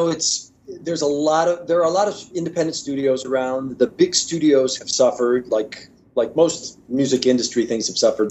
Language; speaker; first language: English; native; English